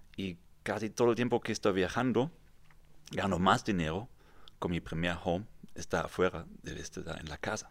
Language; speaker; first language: Spanish; non-native, fluent; German